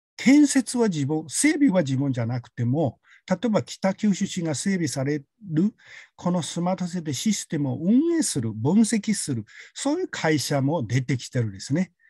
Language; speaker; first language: Japanese; non-native, fluent; Chinese